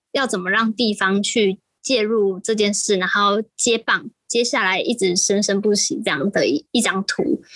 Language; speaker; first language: Chinese; native; Chinese